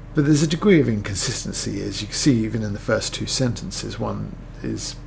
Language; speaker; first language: English; native; English